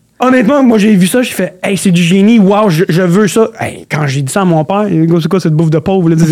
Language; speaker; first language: French; early bilingual, other home language; Arabic